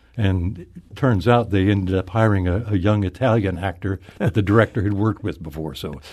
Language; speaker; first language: English; native; English